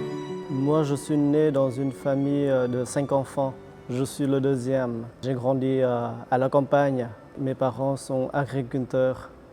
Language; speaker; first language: French; non-native, fluent; Vietnamese